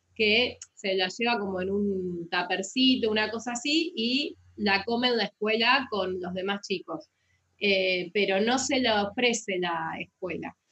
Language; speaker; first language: Spanish; native; Spanish